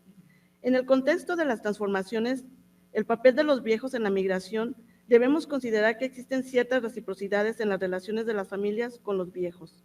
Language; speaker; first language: Spanish; native; Spanish